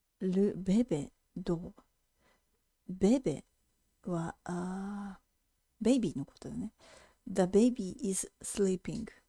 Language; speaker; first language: Japanese; native; Japanese